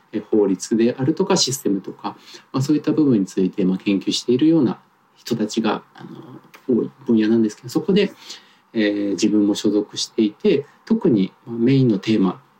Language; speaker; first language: Japanese; native; Japanese